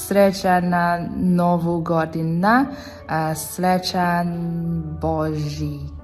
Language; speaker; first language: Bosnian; non-native, learner; Spanish